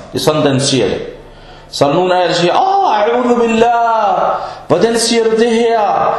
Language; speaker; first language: Danish; non-native, fluent; Arabic